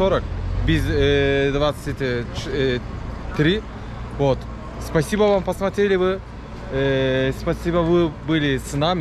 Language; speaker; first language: Russian; non-native, learner; Turkish